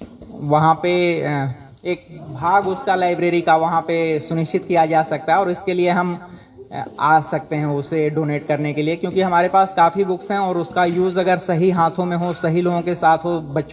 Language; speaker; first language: Hindi; native; Hindi